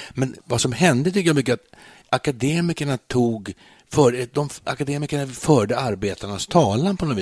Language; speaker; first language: Swedish; native; Swedish